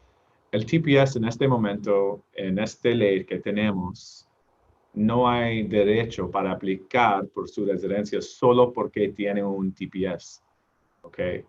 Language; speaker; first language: Spanish; non-native, learner; English